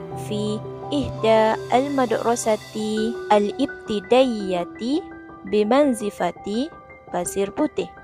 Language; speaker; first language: Arabic; non-native, learner; Malay